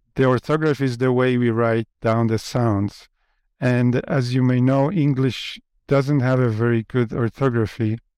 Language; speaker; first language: English; non-native, fluent; Polish